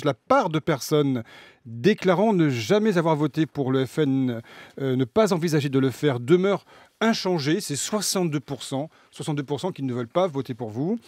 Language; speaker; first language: French; native; French